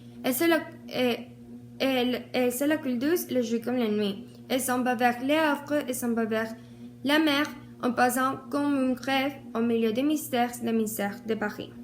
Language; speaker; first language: French; non-native, learner; Spanish